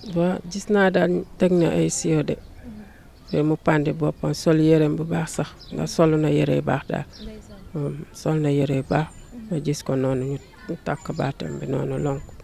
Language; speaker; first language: Wolof; non-native, local second language; Jola-Fonyi